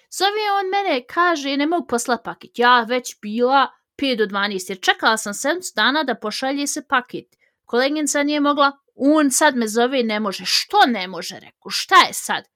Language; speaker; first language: Bosnian; early bilingual, heritage; Bosnian